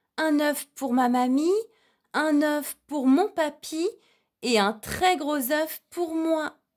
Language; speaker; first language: French; native; French